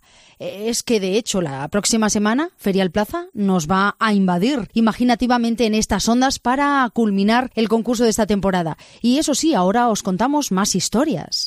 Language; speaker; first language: Spanish; native; Spanish